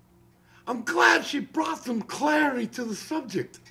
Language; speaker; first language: English; native; English